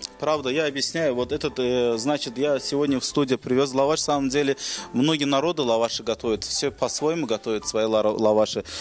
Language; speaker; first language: Russian; non-native, local second language; Talysh